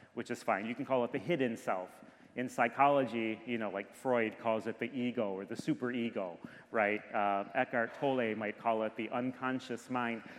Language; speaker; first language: English; native; English